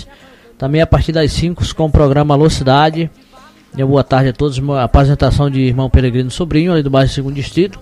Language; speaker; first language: Portuguese; native; Portuguese